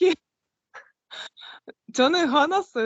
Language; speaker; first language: Korean; non-native, learner; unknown